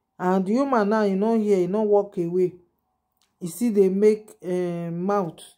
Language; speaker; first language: Nigerian Pidgin; non-native, local second language; Yoruba